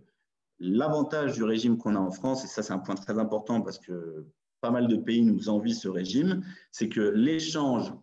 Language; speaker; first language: French; native; French